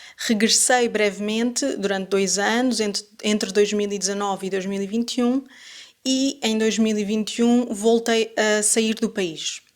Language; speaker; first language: Portuguese; native; Portuguese